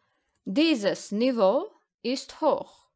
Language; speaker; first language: German; non-native, learner; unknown